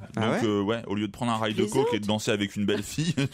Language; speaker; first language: French; native; French